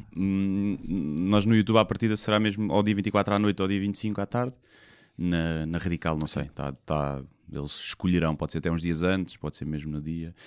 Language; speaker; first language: Portuguese; native; Portuguese